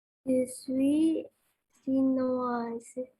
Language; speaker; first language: French; non-native, learner; Indonesian